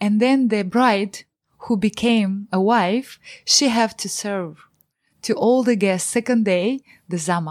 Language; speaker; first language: English; non-native, fluent; Romanian